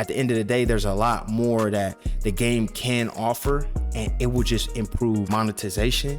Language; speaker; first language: English; native; English